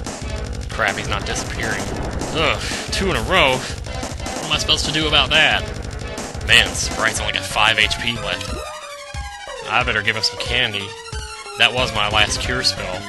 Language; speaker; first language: English; native; English